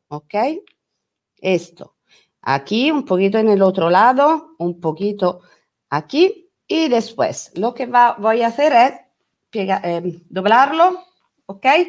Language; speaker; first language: Spanish; non-native, learner; Italian